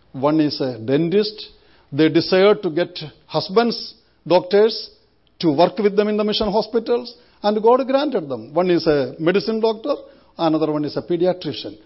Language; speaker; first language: English; non-native, local second language; Malayalam